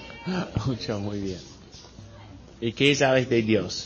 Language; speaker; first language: Spanish; non-native, fluent; English